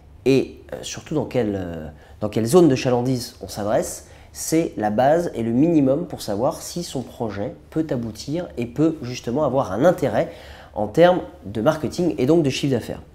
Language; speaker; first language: French; native; French